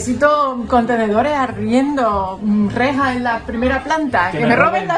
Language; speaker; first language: Spanish; native; Spanish